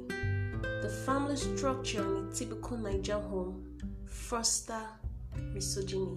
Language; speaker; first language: English; non-native, local second language; Igbo